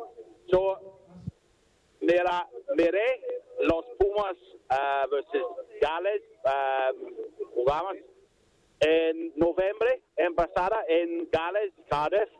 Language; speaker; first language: Spanish; non-native, learner; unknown